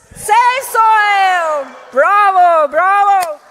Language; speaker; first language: English; non-native, fluent; Turkish